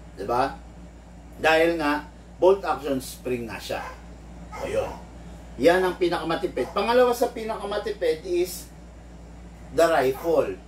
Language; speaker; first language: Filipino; native; Filipino